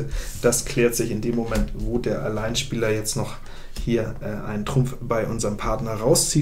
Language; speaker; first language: German; native; German